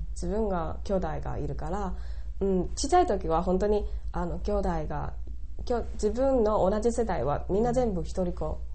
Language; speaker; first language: Japanese; non-native, fluent; Chinese